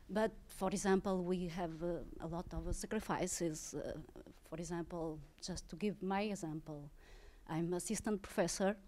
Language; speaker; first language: English; non-native, learner; Portuguese